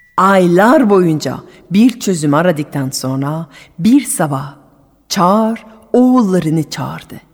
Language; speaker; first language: Turkish; non-native, fluent; French